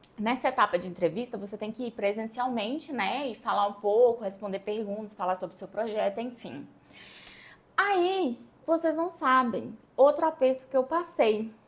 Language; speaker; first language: Portuguese; native; Portuguese